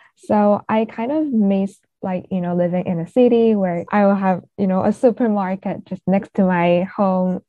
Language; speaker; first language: English; non-native, local second language; Cantonese